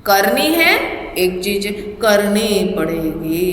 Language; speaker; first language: Hindi; non-native, local second language; Gujarati